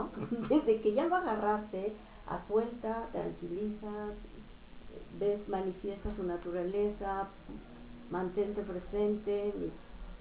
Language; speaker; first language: Spanish; native; Spanish